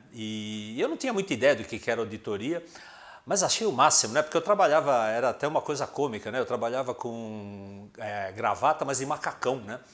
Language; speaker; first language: Portuguese; early bilingual, other home language; Spanish